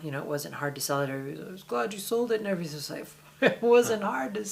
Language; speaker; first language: English; native; English